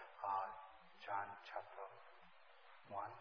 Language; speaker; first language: English; non-native, learner; Korean